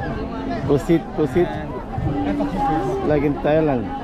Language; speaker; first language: English; non-native, local second language; Filipino